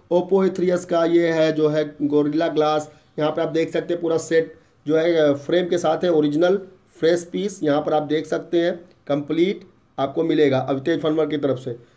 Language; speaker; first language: Hindi; native; Hindi